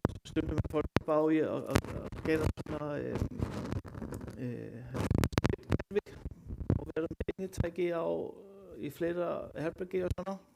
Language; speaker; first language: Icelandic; non-native, learner; Danish